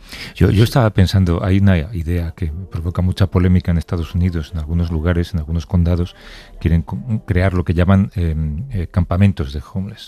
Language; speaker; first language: Spanish; native; Spanish